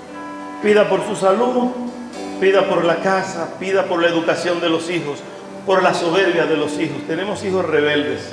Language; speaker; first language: Spanish; native; Spanish